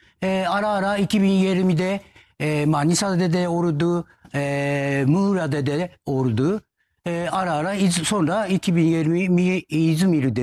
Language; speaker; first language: Turkish; non-native, learner; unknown